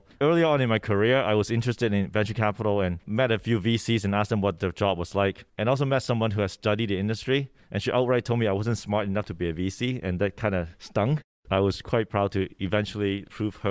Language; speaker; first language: English; early bilingual, other home language; Cantonese